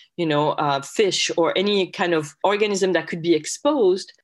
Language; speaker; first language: English; non-native, fluent; French